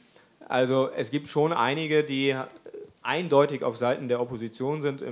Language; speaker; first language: German; native; German